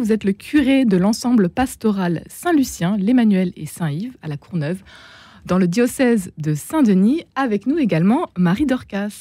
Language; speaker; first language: French; native; French